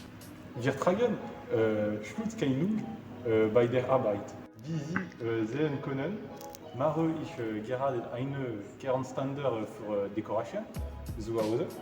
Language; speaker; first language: German; non-native, learner; French